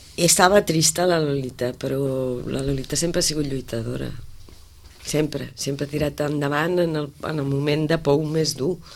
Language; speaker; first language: Catalan; native; Catalan